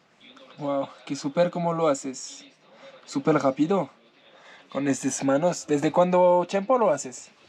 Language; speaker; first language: Spanish; non-native, learner; French